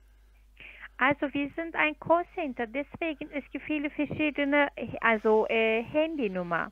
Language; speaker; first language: German; non-native, fluent; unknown